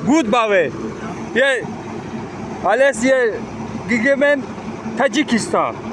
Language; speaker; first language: German; non-native, learner; Tajik